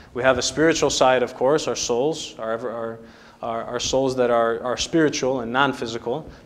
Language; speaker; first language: English; native; English